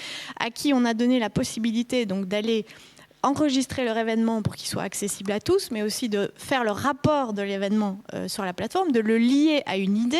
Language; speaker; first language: French; native; French